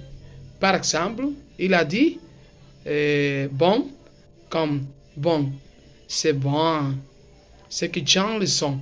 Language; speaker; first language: French; non-native, learner; Spanish